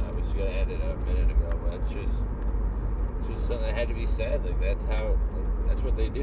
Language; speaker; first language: English; native; English